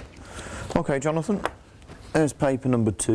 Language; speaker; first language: English; native; English